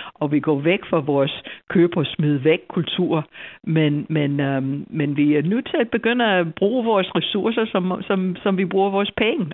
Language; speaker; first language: Danish; non-native, fluent; English